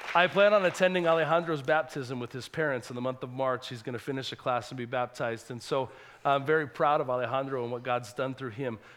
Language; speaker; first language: English; native; English